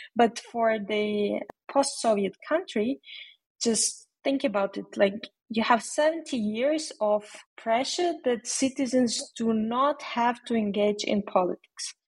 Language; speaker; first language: English; non-native, fluent; Ukrainian